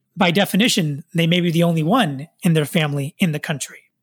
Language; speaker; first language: English; native; English